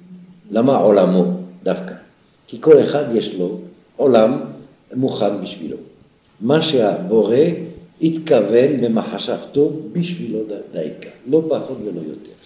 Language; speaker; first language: Hebrew; non-native, fluent; French